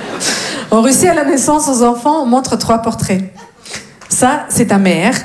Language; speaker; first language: French; non-native, fluent; Russian